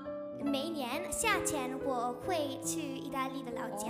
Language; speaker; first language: Chinese; early bilingual, other home language; Italian